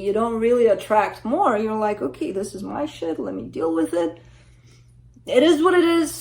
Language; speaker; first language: English; native; English